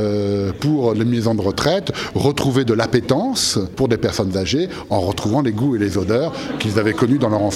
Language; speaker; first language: French; native; French